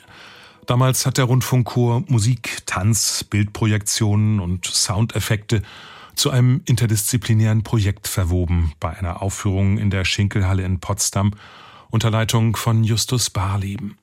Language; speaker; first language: German; native; German